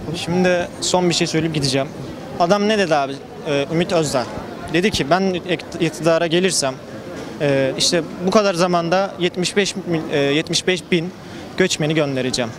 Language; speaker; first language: Turkish; early bilingual, other home language; Azerbaijani